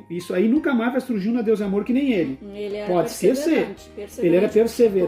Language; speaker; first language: Portuguese; native; Portuguese